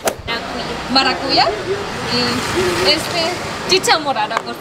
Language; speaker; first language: Spanish; non-native, learner; Thai